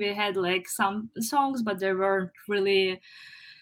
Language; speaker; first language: English; non-native, fluent; Ukrainian